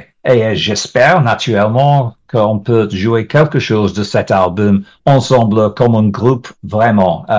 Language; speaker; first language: French; non-native, learner; English